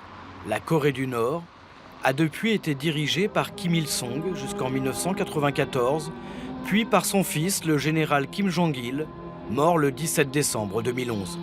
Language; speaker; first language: French; native; French